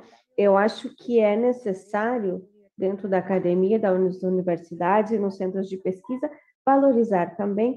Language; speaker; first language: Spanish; non-native, learner; Portuguese